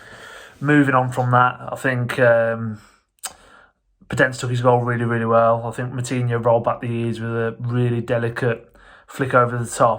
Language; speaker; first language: English; native; English